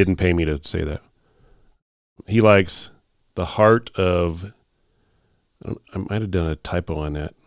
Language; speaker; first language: English; native; English